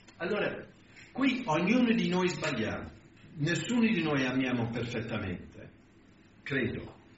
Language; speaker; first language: Italian; non-native, fluent; English